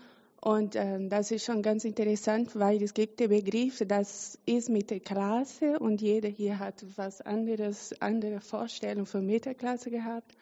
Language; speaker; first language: German; non-native, fluent; Portuguese